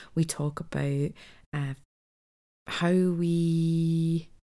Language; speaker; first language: English; native; English